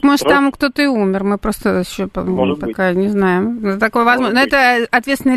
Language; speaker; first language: Russian; native; Russian